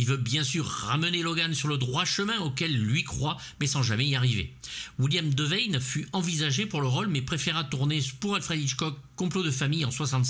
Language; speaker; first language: French; native; French